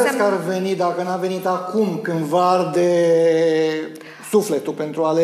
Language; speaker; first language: Romanian; native; Romanian